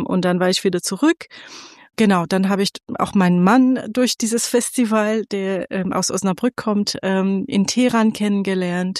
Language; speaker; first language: German; non-native, fluent; Persian